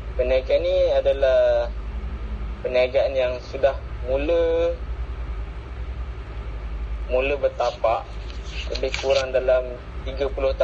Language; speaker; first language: Malay; native; Malay